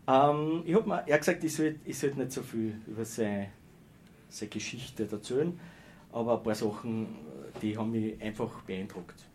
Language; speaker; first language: German; native; German